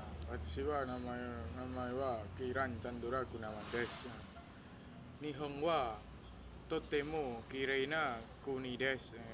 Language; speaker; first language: Japanese; non-native, learner; Indonesian